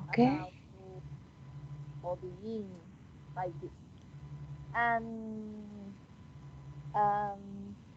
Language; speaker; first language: English; non-native, learner; Spanish